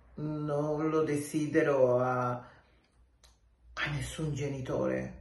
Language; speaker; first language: Italian; non-native, local second language; Spanish